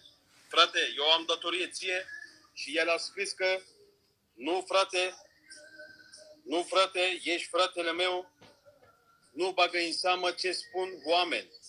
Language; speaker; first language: Romanian; non-native, fluent; Turkish